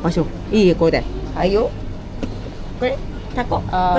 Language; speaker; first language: Japanese; native; Japanese